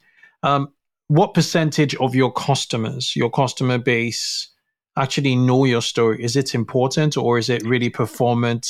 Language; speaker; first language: English; non-native, local second language; Yoruba